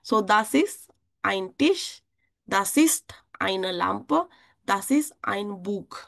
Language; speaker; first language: German; non-native, fluent; Marathi